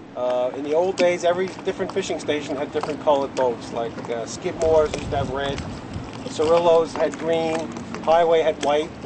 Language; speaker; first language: English; native; English